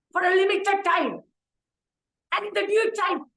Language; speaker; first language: English; non-native, local second language; Malayalam